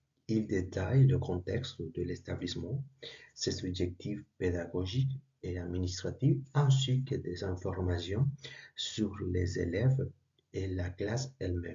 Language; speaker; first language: French; non-native, learner; Spanish